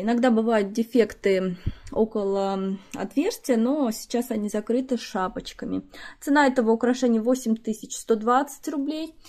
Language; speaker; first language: Russian; native; Russian